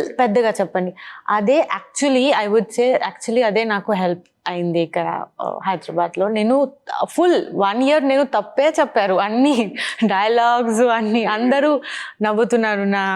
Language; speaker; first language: Telugu; non-native, learner; Bangla